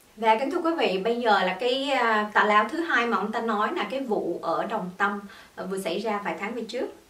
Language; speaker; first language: Vietnamese; early bilingual, heritage; Vietnamese